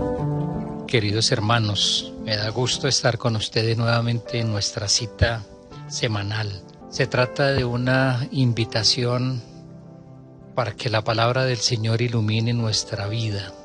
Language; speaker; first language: Spanish; native; Spanish